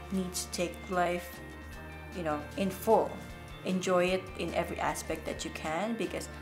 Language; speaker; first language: English; non-native, local second language; Filipino